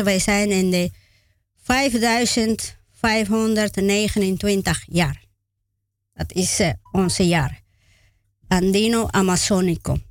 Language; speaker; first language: Dutch; non-native, learner; Spanish